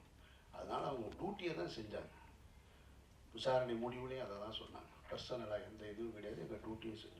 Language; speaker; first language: Tamil; native; Tamil